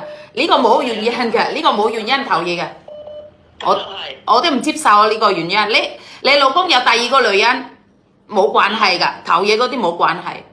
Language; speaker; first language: Cantonese; non-native, fluent; Indonesian